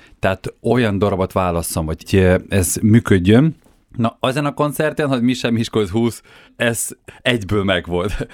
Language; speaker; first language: Hungarian; non-native, fluent; Ukrainian